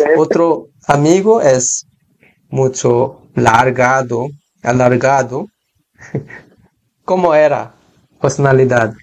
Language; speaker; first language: Spanish; non-native, learner; Korean